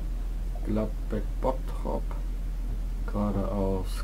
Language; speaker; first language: German; native; German